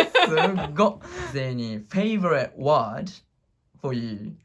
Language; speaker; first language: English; non-native, learner; Japanese